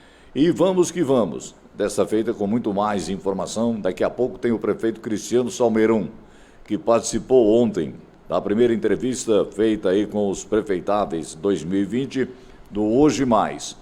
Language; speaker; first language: Portuguese; native; Portuguese